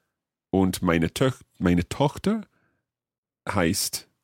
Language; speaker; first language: German; non-native, learner; English